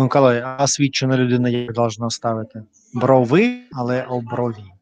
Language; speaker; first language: Ukrainian; non-native, learner; Russian